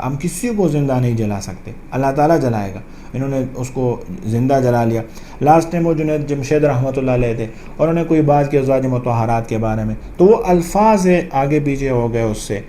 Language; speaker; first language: Urdu; non-native, local second language; Pashto